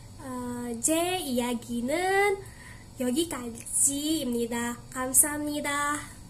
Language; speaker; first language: Korean; non-native, learner; Indonesian